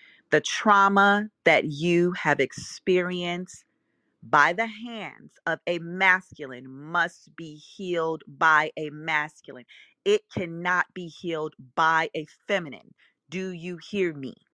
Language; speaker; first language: English; native; English